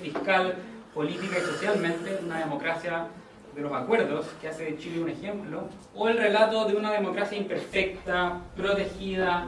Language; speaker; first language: Spanish; native; Spanish